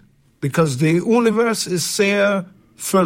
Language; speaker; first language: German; non-native, fluent; English